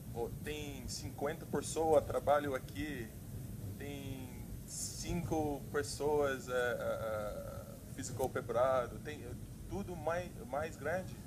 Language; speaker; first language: Portuguese; non-native, learner; English